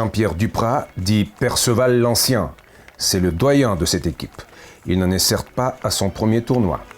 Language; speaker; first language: French; native; French